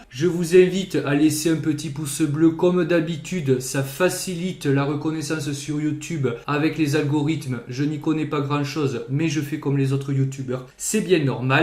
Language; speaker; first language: French; native; French